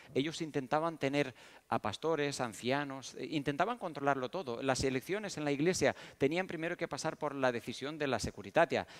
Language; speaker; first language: Spanish; early bilingual, other home language; Romanian